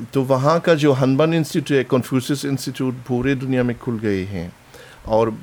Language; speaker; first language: Hindi; non-native, fluent; German